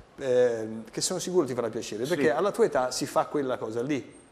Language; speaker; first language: Italian; native; Italian